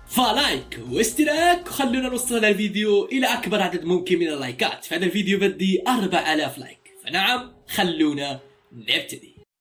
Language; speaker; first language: Arabic; native; Arabic